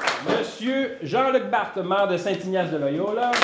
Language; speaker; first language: French; native; French